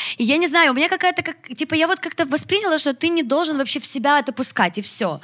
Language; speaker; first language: Russian; native; Russian